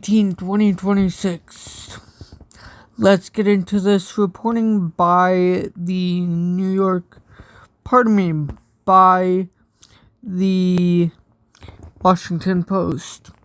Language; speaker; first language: English; native; English